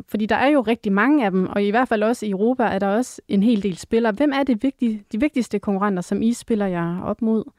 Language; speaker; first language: Danish; native; Danish